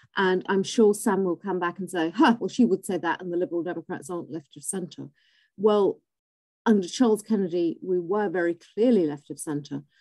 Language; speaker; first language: English; native; English